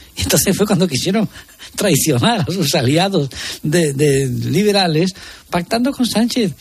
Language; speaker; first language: Spanish; native; Spanish